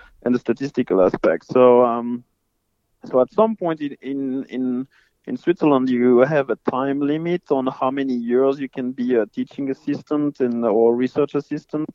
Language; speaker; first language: English; non-native, fluent; French